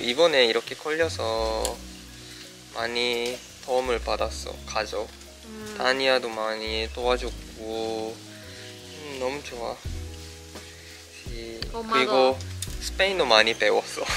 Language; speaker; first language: Korean; non-native, fluent; Japanese